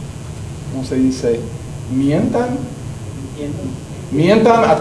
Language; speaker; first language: Spanish; non-native, learner; English